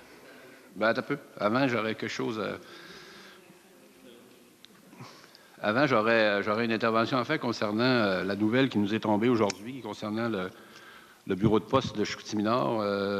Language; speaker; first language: French; native; French